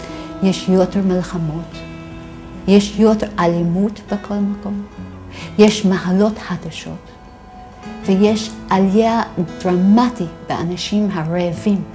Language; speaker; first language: Hebrew; non-native, fluent; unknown